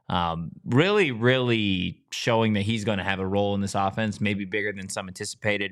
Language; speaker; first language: English; native; English